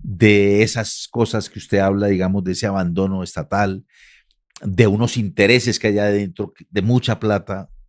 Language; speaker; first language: Spanish; native; Spanish